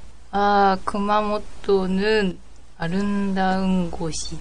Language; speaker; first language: Korean; non-native, learner; Japanese